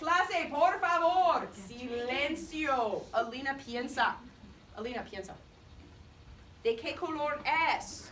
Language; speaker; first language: Spanish; non-native, fluent; English